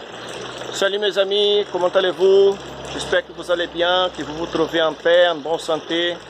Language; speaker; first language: French; non-native, fluent; Portuguese